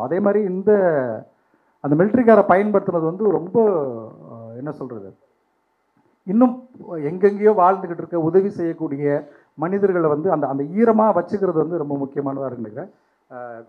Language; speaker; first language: Tamil; native; Tamil